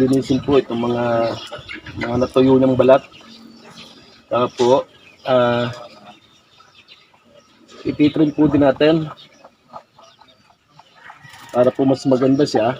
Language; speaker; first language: Filipino; native; Filipino